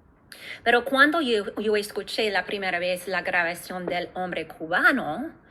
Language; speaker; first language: Spanish; non-native, fluent; English